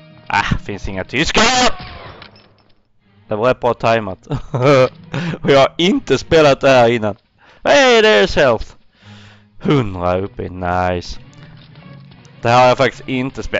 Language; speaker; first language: Swedish; native; Swedish